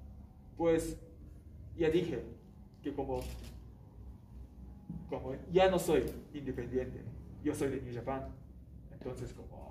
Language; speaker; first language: Spanish; non-native, learner; Japanese